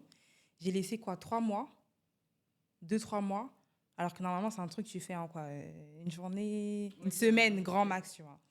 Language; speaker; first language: French; native; French